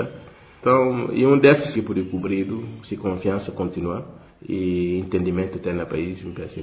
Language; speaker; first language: Portuguese; non-native, local second language; Upper Guinea Crioulo